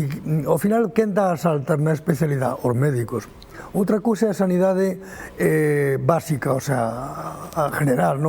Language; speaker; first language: Galician; native; Galician